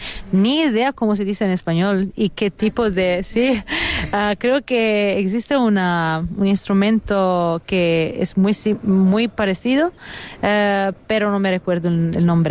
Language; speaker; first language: Spanish; non-native, fluent; Italian